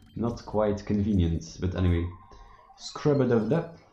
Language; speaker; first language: English; non-native, fluent; Dutch